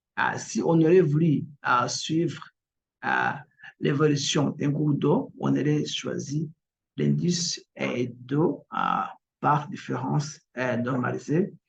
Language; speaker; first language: French; non-native, local second language; Kinyarwanda